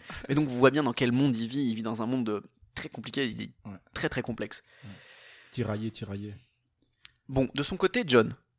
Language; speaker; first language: French; native; French